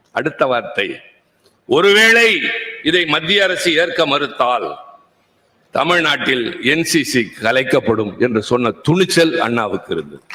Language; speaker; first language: Tamil; native; Tamil